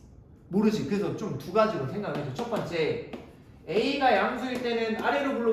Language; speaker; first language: Korean; native; Korean